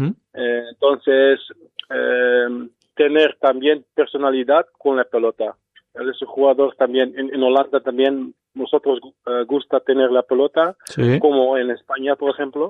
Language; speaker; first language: Spanish; non-native, learner; Dutch